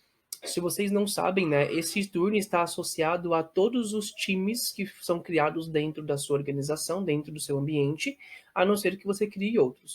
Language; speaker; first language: Portuguese; native; Portuguese